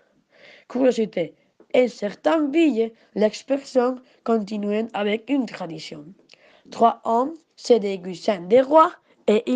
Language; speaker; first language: French; non-native, learner; Spanish